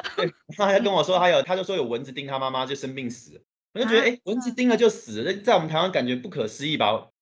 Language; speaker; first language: Chinese; native; Chinese